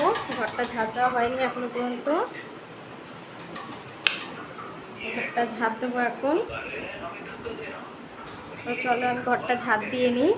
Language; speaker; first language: Bangla; native; Bangla